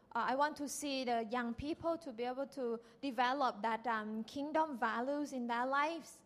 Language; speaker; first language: English; non-native, learner; Thai